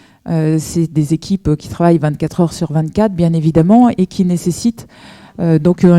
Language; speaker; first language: French; native; French